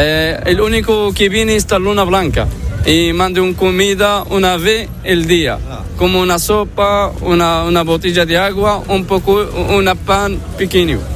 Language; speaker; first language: Spanish; non-native, learner; Arabic